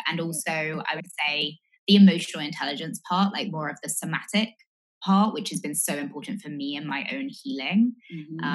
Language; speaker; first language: English; native; English